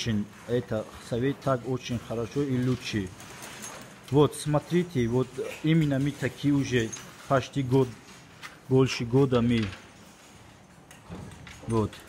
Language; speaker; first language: Russian; non-native, fluent; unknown